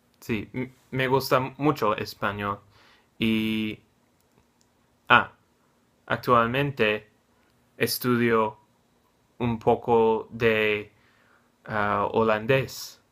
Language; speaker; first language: Spanish; non-native, learner; English